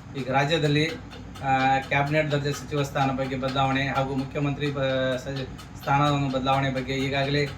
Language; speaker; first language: Kannada; non-native, local second language; Lambadi